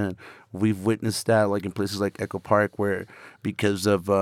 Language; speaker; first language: English; native; English